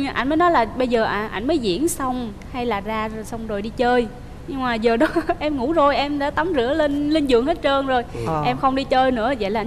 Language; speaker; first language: Vietnamese; native; Vietnamese